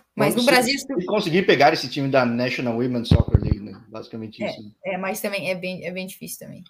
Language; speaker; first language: Portuguese; native; Portuguese